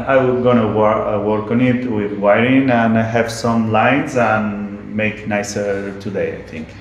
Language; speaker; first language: English; non-native, learner; Spanish